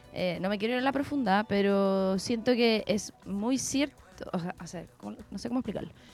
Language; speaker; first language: Spanish; native; Spanish